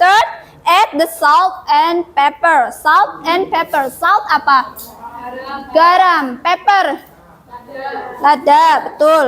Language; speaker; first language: English; non-native, fluent; Indonesian